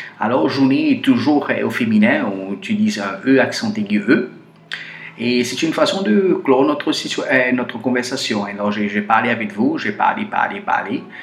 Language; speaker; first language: French; non-native, fluent; Portuguese